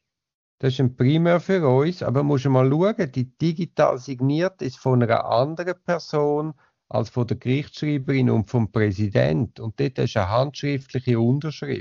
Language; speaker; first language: German; native; German